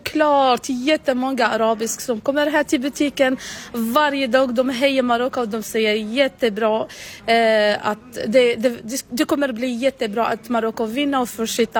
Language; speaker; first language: Swedish; non-native, learner; Arabic